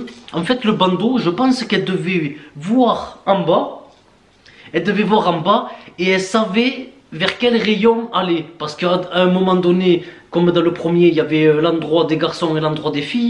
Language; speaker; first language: French; native; French